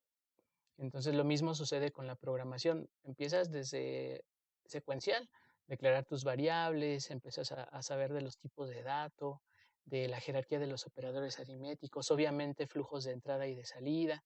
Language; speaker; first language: Spanish; native; Spanish